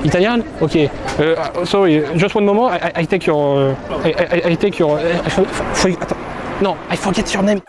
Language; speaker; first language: English; non-native, learner; French